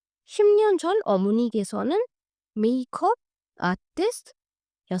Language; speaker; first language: Korean; non-native, fluent; Hindi